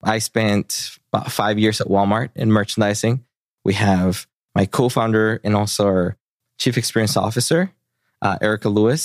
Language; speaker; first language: English; early bilingual, other home language; Spanish